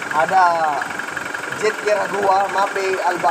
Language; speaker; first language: Arabic; non-native, learner; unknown